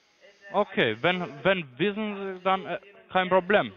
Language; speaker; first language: German; non-native, learner; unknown